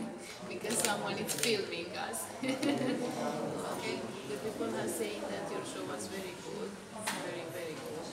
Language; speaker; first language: English; non-native, fluent; Romanian